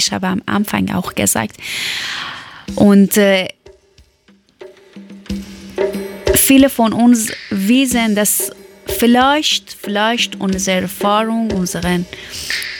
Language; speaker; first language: German; non-native, learner; Persian